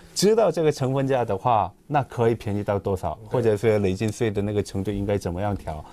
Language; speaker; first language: Chinese; non-native, fluent; Korean